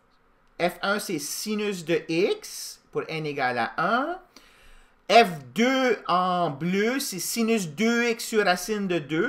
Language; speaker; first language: French; native; French